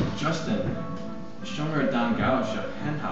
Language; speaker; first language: Chinese; non-native, learner; English